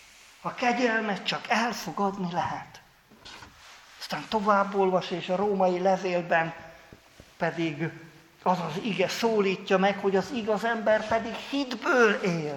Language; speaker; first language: Hungarian; native; Hungarian